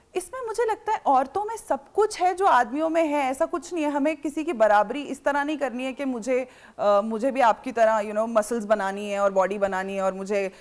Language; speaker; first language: Hindi; native; Hindi